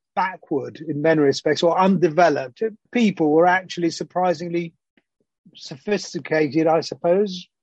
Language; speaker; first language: English; early bilingual, other home language; Greek